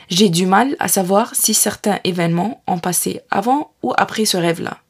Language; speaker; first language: French; non-native, fluent; Arabic